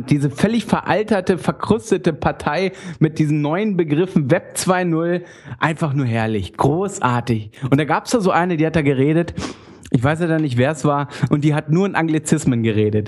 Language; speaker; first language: German; native; German